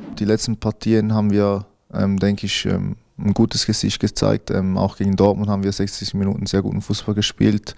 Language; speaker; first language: German; native; German